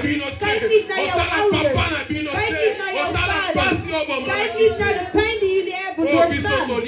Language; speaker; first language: Dutch; non-native, learner; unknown